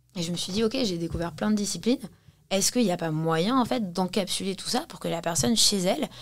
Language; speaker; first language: French; early bilingual, heritage; English